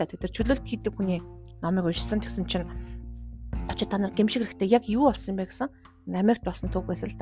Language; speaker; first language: Mongolian; native; Mongolian